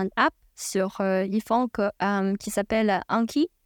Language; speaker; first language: French; non-native, fluent; Chinese